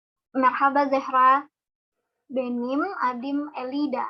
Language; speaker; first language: Turkish; non-native, learner; Indonesian